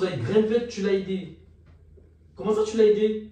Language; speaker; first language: French; native; French